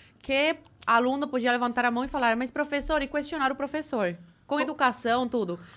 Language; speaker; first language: Portuguese; early bilingual, other home language; Spanish